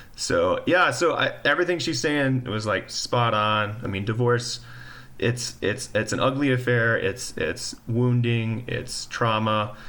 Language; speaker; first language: English; native; English